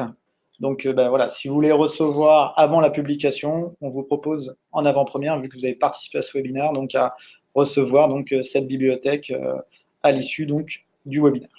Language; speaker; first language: French; native; French